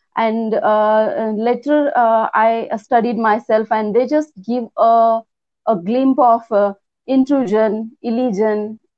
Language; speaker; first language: English; non-native, local second language; Hindi